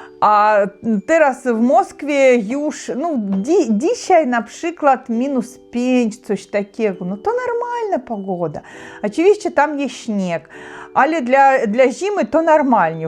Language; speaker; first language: Polish; non-native, learner; Russian